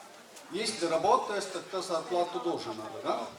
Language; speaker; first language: Russian; non-native, learner; Estonian